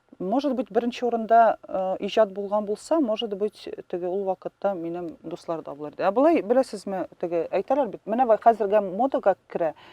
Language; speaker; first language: Tatar; non-native, local second language; Russian